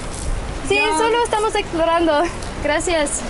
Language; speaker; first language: Spanish; non-native, learner; English